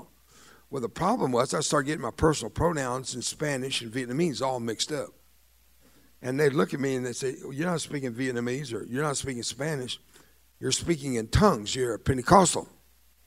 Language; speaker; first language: English; early bilingual, other home language; Spanish